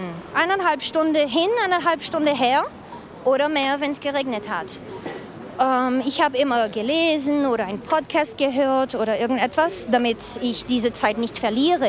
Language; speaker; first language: German; non-native, fluent; Portuguese